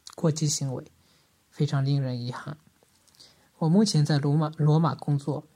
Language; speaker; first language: Chinese; native; Chinese